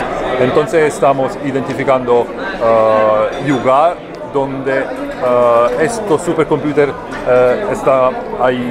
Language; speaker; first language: Spanish; non-native, learner; Italian